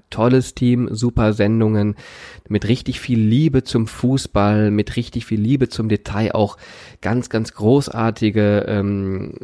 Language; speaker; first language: German; native; German